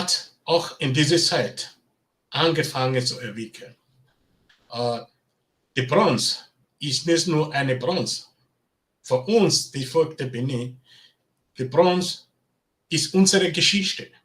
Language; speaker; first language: German; non-native, learner; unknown